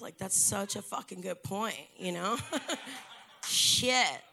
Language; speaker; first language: English; early bilingual, other home language; Spanish